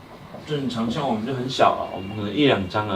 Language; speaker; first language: Chinese; native; Chinese